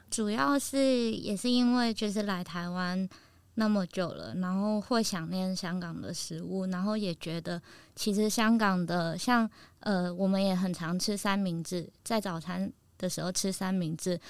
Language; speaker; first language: Chinese; non-native, local second language; Cantonese